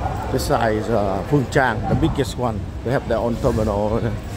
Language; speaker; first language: English; non-native, fluent; Vietnamese